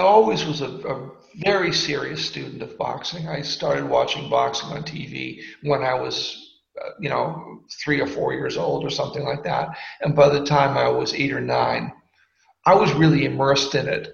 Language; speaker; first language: English; native; English